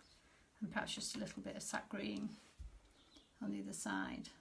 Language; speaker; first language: English; native; English